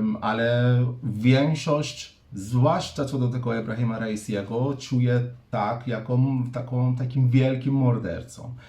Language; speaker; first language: Polish; non-native, fluent; Persian